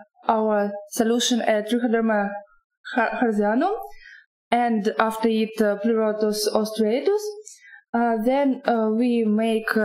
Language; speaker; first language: English; non-native, learner; Russian